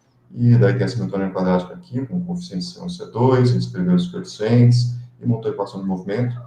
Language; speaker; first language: Portuguese; native; Portuguese